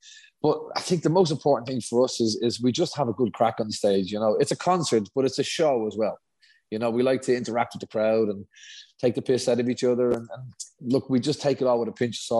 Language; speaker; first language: English; native; English